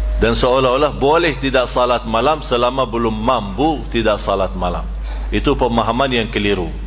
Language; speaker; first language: Malay; non-native, fluent; Arabic